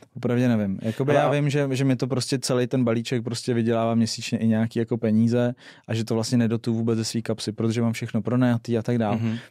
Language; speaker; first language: Czech; non-native, local second language; Russian